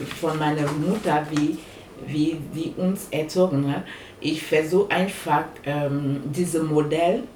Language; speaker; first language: German; non-native, fluent; French